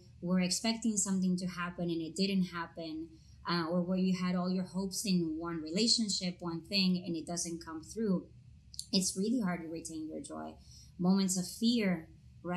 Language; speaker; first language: English; non-native, fluent; Spanish